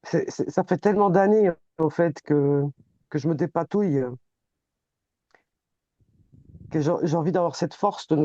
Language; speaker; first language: French; native; French